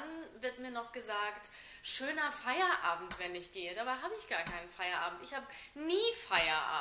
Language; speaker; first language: German; native; German